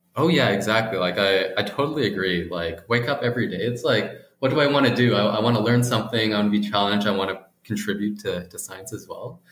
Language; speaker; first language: English; native; English